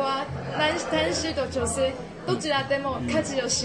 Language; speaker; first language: Japanese; non-native, learner; Chinese